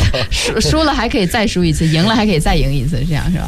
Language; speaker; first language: Chinese; native; Chinese